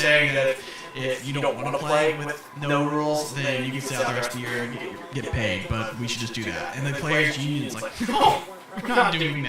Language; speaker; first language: English; native; English